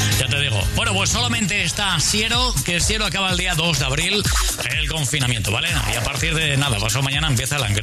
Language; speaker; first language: Spanish; native; Spanish